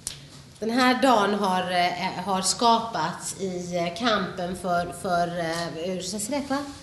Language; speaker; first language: Swedish; early bilingual, other home language; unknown